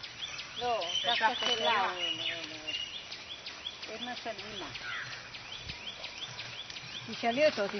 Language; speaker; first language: Hebrew; non-native, fluent; Malayalam